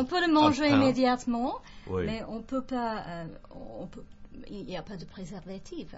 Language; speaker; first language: French; non-native, fluent; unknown